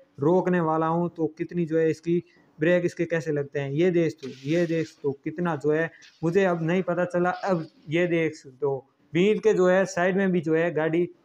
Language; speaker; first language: Hindi; native; Hindi